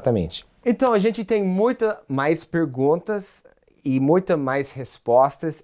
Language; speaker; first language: Portuguese; non-native, fluent; English